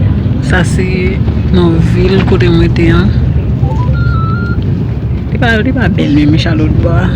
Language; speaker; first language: French; non-native, learner; Haitian Creole